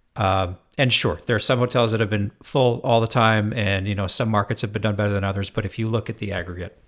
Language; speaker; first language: English; native; English